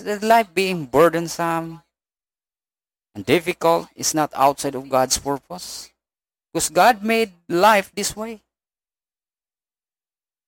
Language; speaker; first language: English; non-native, local second language; Cebuano